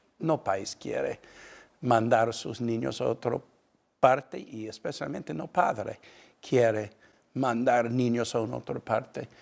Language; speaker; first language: Spanish; non-native, fluent; English